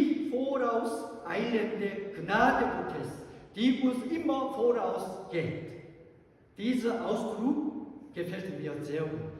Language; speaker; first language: German; non-native, learner; Korean